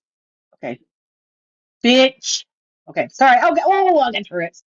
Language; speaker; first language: English; native; English